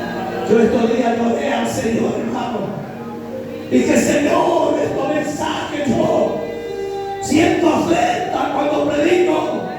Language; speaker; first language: Spanish; native; Spanish